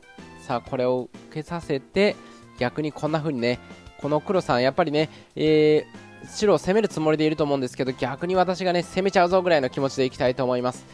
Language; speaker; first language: Japanese; native; Japanese